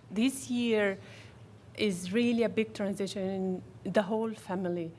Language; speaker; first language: English; non-native, fluent; Arabic